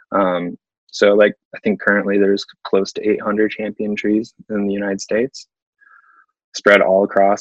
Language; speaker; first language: English; native; English